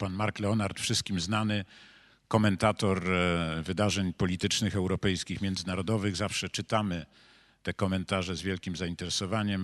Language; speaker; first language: Polish; native; Polish